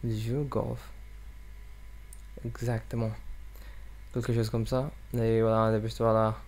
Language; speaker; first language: French; non-native, learner; English